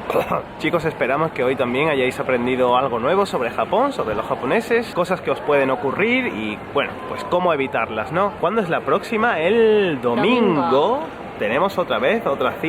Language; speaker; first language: Spanish; native; Spanish